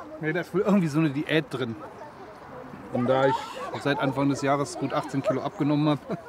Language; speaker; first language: German; native; German